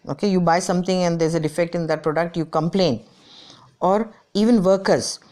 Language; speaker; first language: English; non-native, local second language; Gujarati